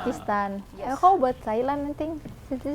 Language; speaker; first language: English; non-native, learner; Indonesian